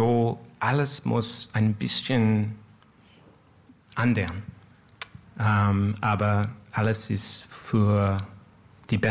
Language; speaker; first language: German; non-native, learner; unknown